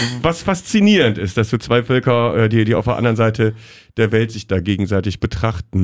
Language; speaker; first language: German; native; German